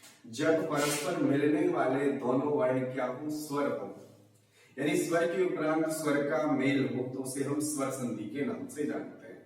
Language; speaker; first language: Hindi; native; Hindi